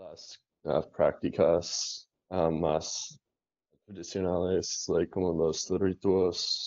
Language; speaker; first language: Spanish; non-native, learner; English